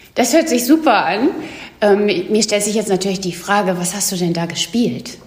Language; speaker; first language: German; native; German